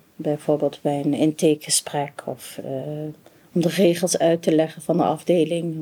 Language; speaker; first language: Dutch; non-native, fluent; Arabic